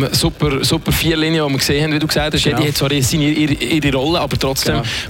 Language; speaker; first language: German; native; German